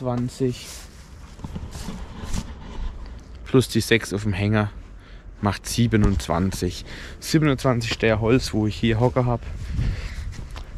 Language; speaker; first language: German; native; German